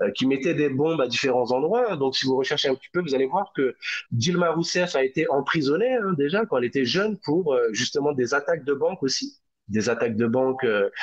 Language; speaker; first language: French; native; French